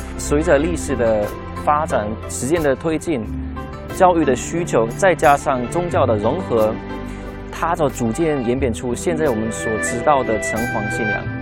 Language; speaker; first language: Chinese; non-native, fluent; German